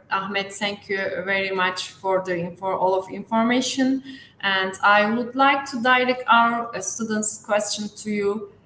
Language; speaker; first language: English; non-native, fluent; Turkish